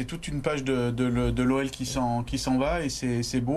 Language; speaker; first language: French; native; French